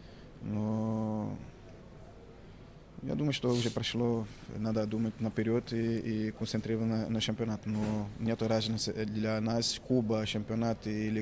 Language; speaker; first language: Russian; non-native, fluent; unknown